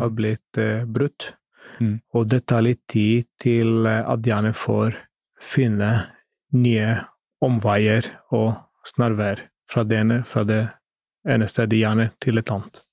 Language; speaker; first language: Norwegian; non-native, fluent; Greek